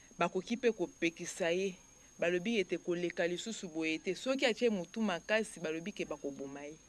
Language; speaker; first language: Lingala; native; Lingala